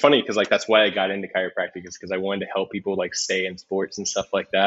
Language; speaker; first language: English; native; English